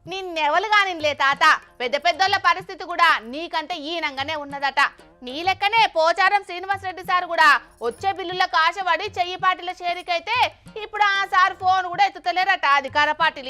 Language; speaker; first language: Telugu; native; Telugu